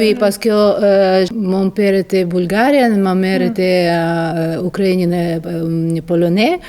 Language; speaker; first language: French; non-native, fluent; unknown